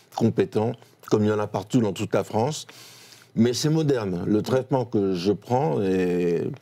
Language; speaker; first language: French; native; French